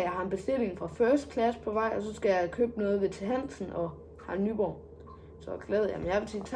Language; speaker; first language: Danish; native; Danish